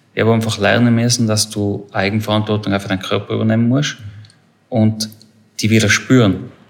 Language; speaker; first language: German; native; German